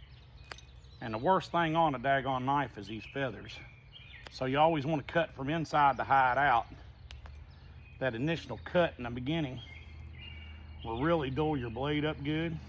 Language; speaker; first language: English; native; English